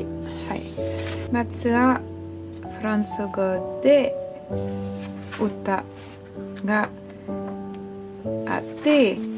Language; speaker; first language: Japanese; non-native, learner; French